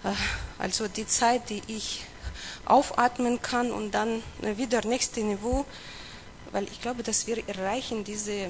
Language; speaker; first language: German; non-native, learner; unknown